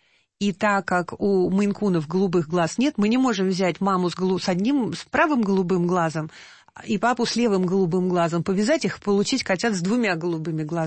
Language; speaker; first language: Russian; native; Russian